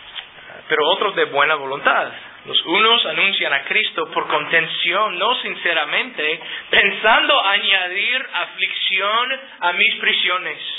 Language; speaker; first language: Spanish; non-native, fluent; English